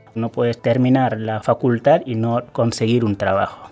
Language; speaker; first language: Spanish; non-native, fluent; Wolof